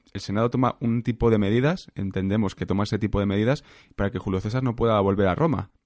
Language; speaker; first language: Spanish; native; Spanish